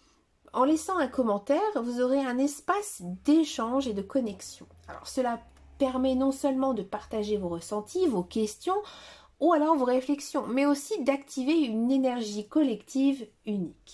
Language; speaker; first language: French; native; French